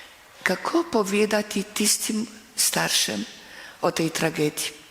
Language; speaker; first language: Slovenian; non-native, fluent; Polish